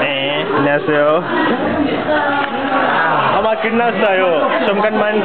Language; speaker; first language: Korean; non-native, learner; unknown